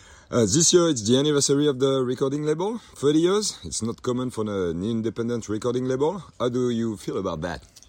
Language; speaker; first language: English; non-native, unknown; French